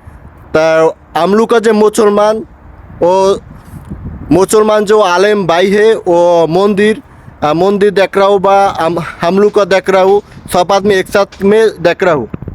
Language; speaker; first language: Hindi; non-native, learner; Bangla